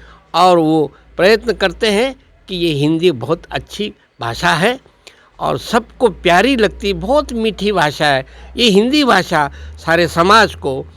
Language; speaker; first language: Hindi; non-native, local second language; Marathi